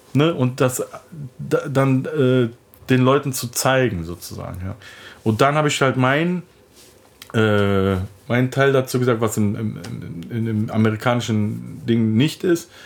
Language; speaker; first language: German; early bilingual, other home language; Turkish